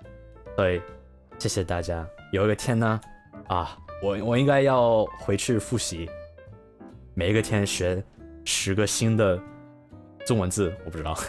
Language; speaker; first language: Chinese; non-native, learner; English